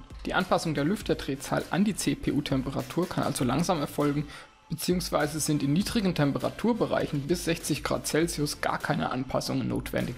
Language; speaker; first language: German; native; German